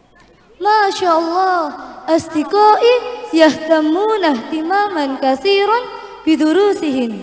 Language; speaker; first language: Arabic; non-native, learner; Indonesian